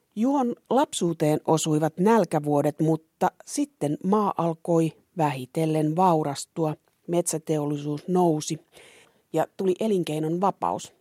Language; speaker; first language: Finnish; native; Finnish